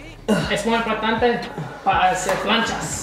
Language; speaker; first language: Spanish; non-native, learner; English